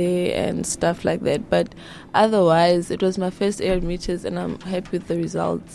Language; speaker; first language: English; non-native, local second language; Southern Sotho